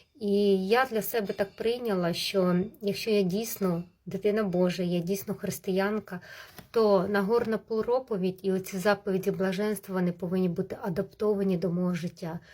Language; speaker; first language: Ukrainian; non-native, local second language; Russian